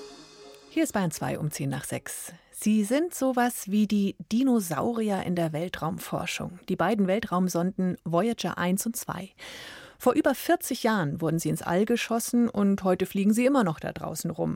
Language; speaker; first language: German; native; German